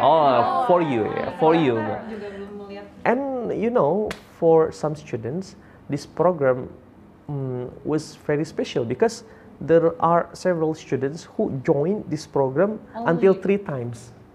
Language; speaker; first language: English; non-native, fluent; Indonesian